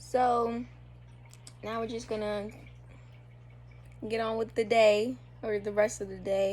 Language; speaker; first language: English; native; English